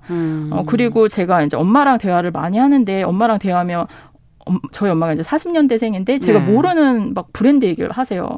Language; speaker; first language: Korean; native; Korean